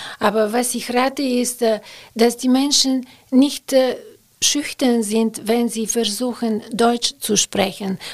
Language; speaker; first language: German; non-native, fluent; Bulgarian